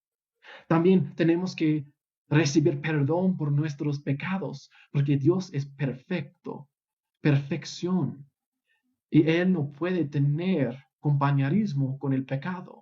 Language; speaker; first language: Spanish; non-native, fluent; English